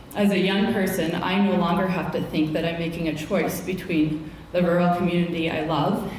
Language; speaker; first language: English; native; English